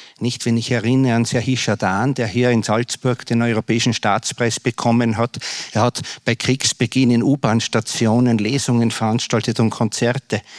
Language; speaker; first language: German; native; German